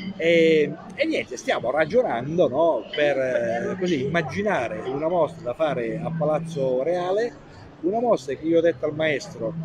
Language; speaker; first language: Italian; native; Italian